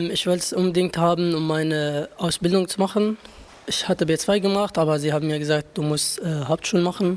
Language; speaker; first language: German; non-native, learner; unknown